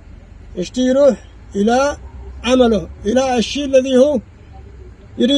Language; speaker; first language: Arabic; native; Arabic